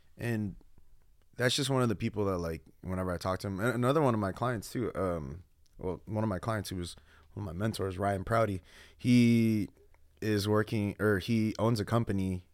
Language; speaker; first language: English; early bilingual, other home language; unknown